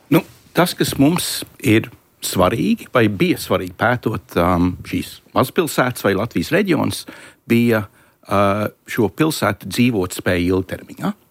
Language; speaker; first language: Latvian; early bilingual, heritage; Latvian